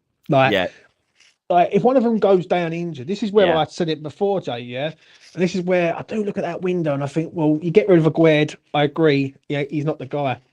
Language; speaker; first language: English; native; English